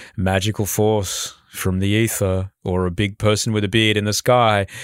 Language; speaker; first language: English; native; English